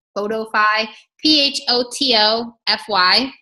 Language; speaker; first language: English; native; English